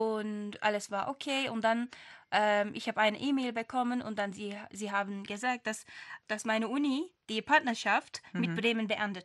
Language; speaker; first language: German; non-native, fluent; Turkish